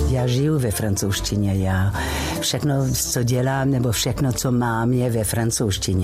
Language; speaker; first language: Czech; non-native, fluent; French